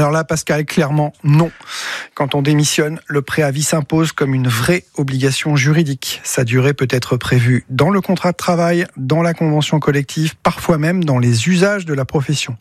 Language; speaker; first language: French; native; French